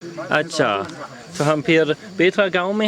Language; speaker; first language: Hindi; non-native, learner; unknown